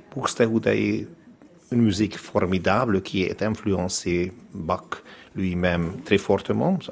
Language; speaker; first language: French; non-native, learner; Hungarian